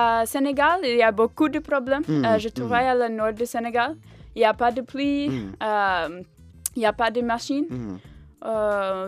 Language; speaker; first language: French; non-native, learner; English